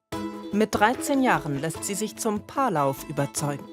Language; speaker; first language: German; native; German